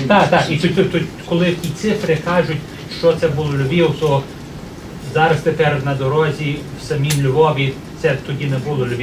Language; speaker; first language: Ukrainian; early bilingual, heritage; Ukrainian